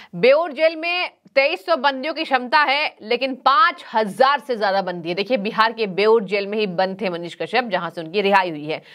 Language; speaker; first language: Hindi; native; Hindi